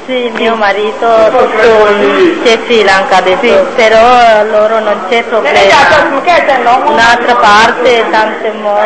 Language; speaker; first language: Italian; non-native, learner; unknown